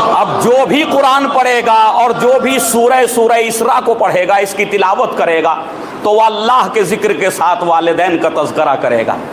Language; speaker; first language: Urdu; native; Urdu